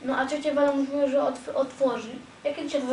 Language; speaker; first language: Polish; early bilingual, other home language; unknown